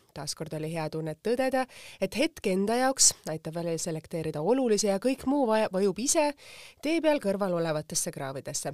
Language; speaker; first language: Estonian; native; Estonian